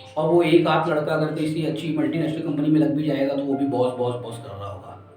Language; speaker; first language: Hindi; native; Hindi